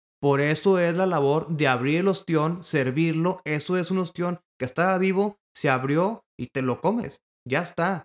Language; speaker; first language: Spanish; native; Spanish